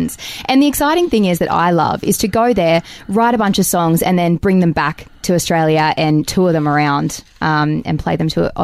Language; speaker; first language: English; native; English